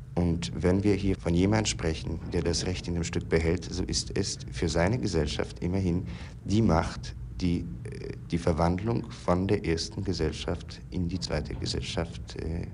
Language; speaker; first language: German; non-native, fluent; Polish